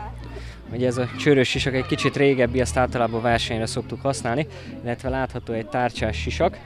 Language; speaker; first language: Hungarian; native; Hungarian